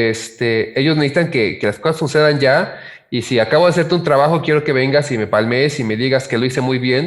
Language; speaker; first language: Spanish; native; Spanish